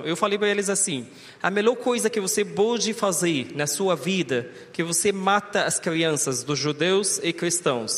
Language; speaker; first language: Portuguese; non-native, learner; Arabic